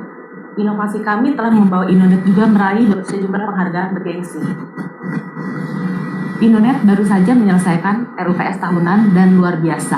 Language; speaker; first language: Indonesian; native; Indonesian